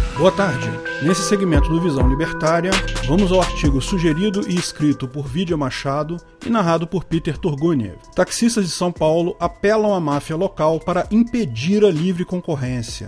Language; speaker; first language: Portuguese; native; Portuguese